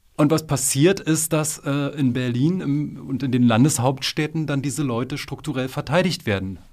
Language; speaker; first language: German; native; German